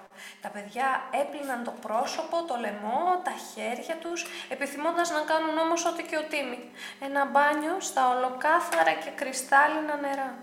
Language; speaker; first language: Greek; native; Greek